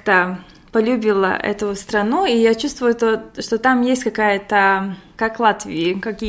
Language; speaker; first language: Russian; non-native, local second language; Latvian